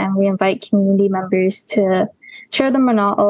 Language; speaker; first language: English; native; English